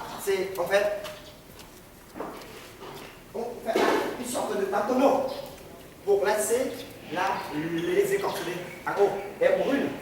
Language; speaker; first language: French; non-native, fluent; Vietnamese